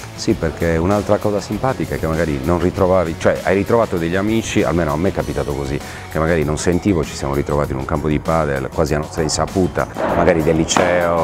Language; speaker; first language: Italian; native; Italian